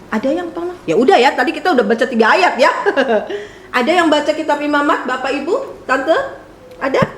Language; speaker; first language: Indonesian; native; Indonesian